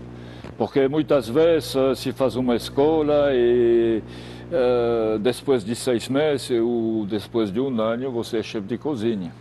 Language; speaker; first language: Portuguese; non-native, fluent; French